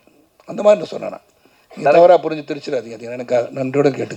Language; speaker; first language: Tamil; native; Tamil